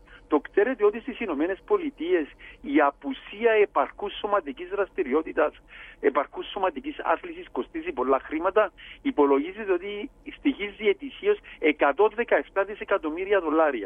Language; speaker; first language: Greek; native; Greek